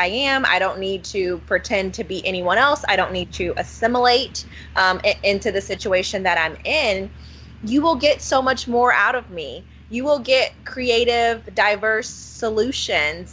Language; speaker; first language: English; native; English